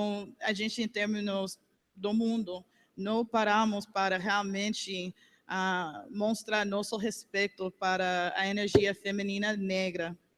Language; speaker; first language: Portuguese; non-native, learner; English